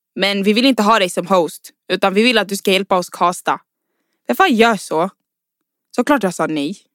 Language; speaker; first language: Swedish; early bilingual, other home language; Rundi